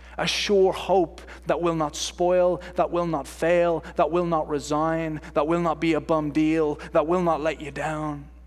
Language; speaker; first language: English; native; English